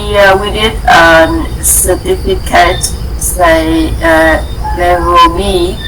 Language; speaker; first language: English; non-native, learner; Vietnamese